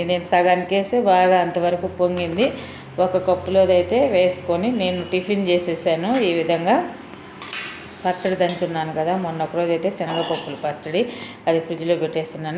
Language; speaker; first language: Telugu; native; Telugu